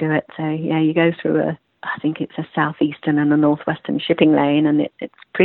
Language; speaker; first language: English; native; English